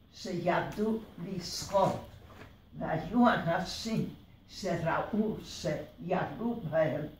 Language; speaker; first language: Hebrew; early bilingual, other home language; Hungarian